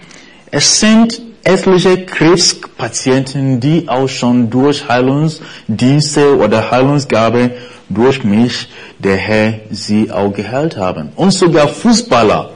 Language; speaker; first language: German; non-native, fluent; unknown